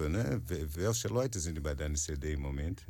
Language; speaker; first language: German; non-native, learner; Portuguese